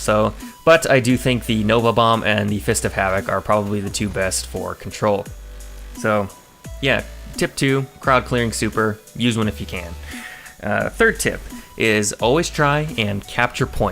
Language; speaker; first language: English; native; English